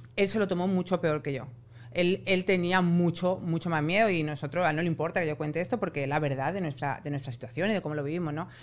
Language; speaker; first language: Spanish; native; Spanish